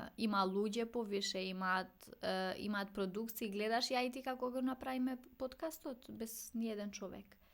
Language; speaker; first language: Macedonian; non-native, local second language; Albanian